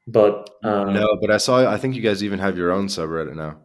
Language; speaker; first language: English; non-native, fluent; Spanish